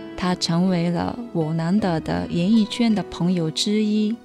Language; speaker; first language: Chinese; non-native, fluent; Japanese